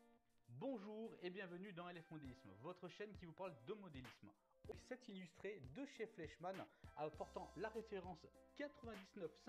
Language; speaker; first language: French; native; French